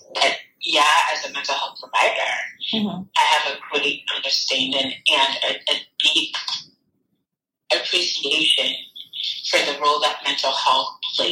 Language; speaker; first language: English; non-native, local second language; Akan